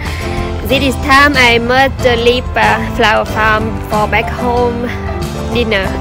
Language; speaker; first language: English; non-native, learner; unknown